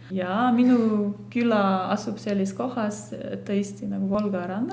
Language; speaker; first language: Estonian; non-native, fluent; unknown